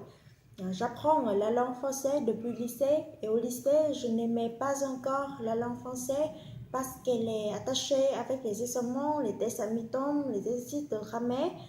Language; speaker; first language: French; non-native, fluent; Vietnamese